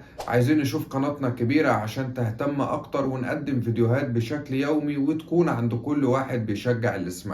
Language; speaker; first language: Arabic; native; Arabic